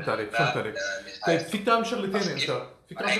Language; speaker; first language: Arabic; native; Arabic